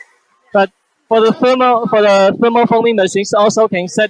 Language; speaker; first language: English; non-native, fluent; Chinese